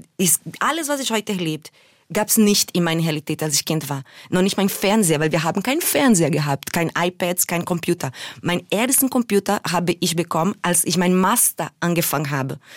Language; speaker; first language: German; non-native, fluent; Portuguese